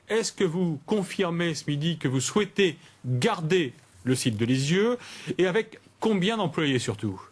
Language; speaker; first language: French; native; French